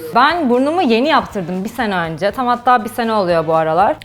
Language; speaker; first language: Turkish; early bilingual, heritage; Russian